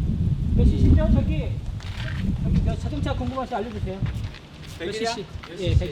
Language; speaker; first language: Korean; native; Korean